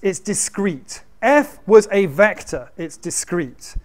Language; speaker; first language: English; native; English